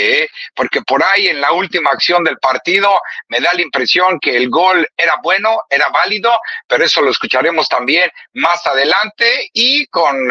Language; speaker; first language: Spanish; native; Spanish